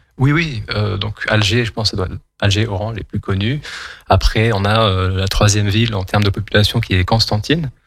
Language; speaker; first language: French; non-native, local second language; Kabyle